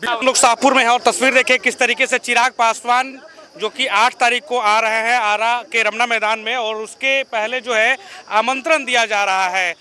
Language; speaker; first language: Hindi; native; Hindi